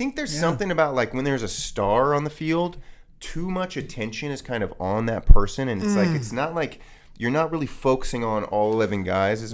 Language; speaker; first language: English; native; English